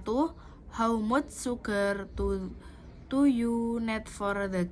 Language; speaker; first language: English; non-native, learner; Indonesian